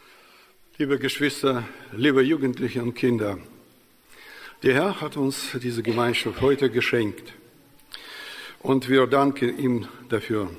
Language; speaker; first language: German; non-native, fluent; Russian